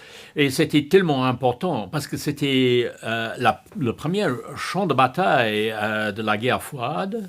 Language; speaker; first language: French; non-native, fluent; English